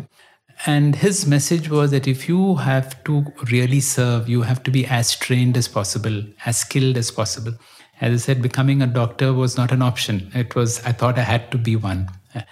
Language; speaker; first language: English; non-native, local second language; Kannada